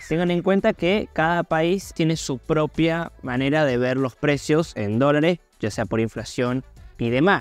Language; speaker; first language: Spanish; native; Spanish